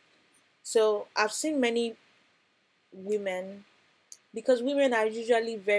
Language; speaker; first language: English; non-native, local second language; Yoruba